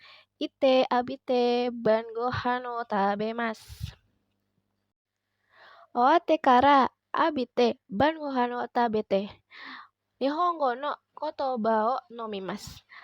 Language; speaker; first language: Japanese; non-native, learner; Indonesian